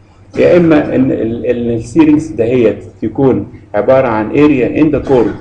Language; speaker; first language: Arabic; native; Arabic